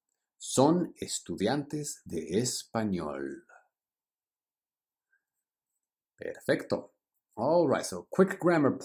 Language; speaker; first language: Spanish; early bilingual, heritage; Spanish